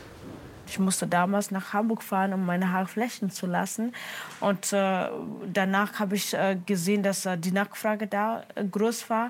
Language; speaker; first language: German; non-native, fluent; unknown